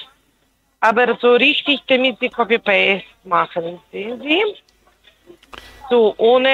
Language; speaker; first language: German; non-native, fluent; Polish